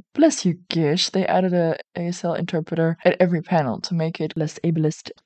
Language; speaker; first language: English; non-native, fluent; Dutch